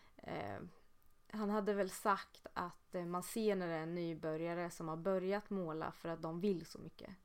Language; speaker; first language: Swedish; native; Swedish